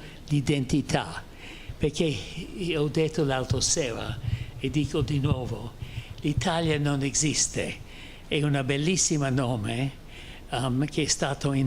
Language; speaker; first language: Italian; non-native, fluent; English